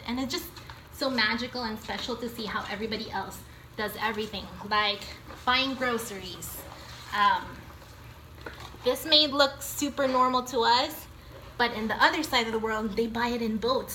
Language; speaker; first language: English; native; English